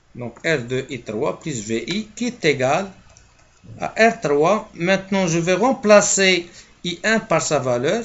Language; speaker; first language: French; non-native, local second language; Arabic